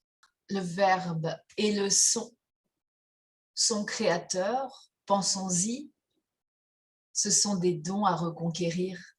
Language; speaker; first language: French; native; French